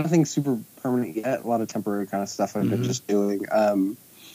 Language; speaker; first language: English; native; English